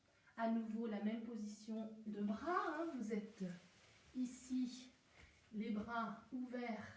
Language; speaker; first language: French; native; French